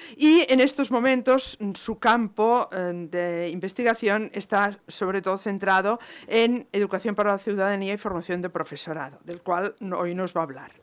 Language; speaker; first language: Spanish; non-native, local second language; Catalan